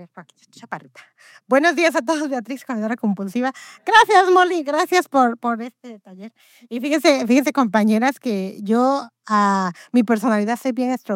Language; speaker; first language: Spanish; native; Spanish